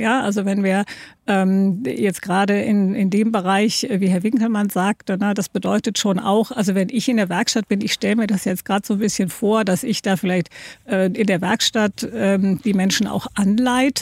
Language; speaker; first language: German; native; German